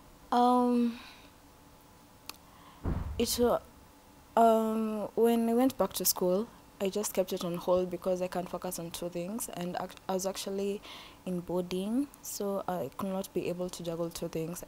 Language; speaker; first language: English; non-native, local second language; Swahili